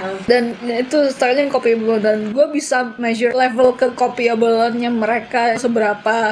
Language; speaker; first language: Indonesian; early bilingual, heritage; Indonesian